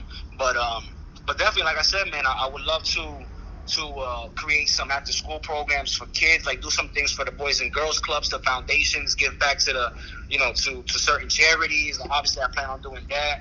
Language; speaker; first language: English; native; English